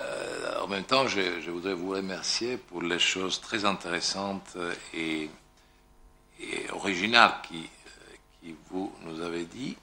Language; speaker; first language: French; non-native, fluent; Italian